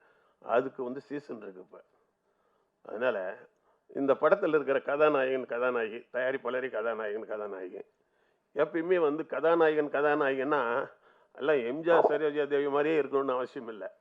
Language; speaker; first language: Tamil; native; Tamil